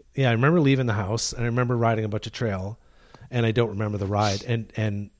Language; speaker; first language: English; native; English